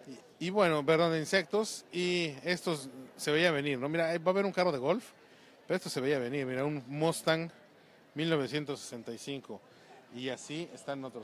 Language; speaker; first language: Spanish; native; Spanish